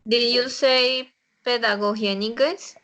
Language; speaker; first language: English; non-native, learner; Spanish